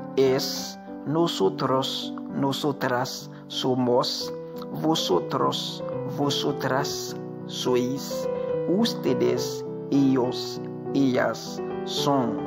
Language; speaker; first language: Spanish; non-native, learner; Haitian Creole